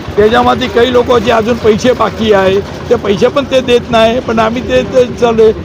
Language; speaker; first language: Marathi; non-native, local second language; Gujarati